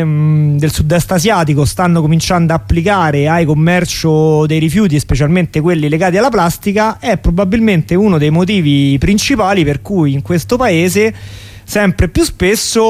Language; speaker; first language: Italian; native; Italian